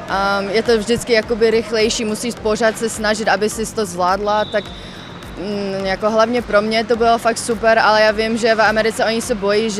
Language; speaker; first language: Czech; non-native, local second language; English